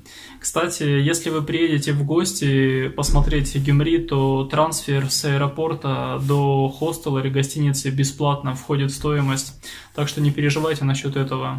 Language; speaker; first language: Russian; native; Russian